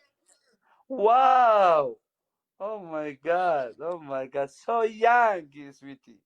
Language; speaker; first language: English; non-native, learner; Somali